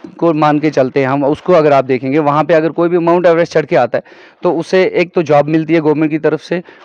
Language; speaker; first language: Hindi; non-native, local second language; Kashmiri